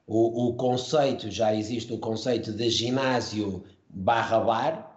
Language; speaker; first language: Portuguese; native; Portuguese